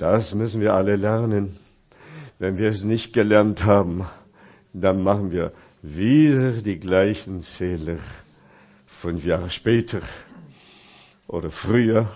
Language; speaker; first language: German; non-native, fluent; Chinese